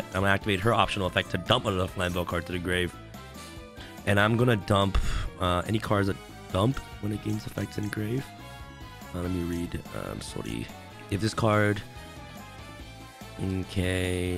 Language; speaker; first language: English; native; English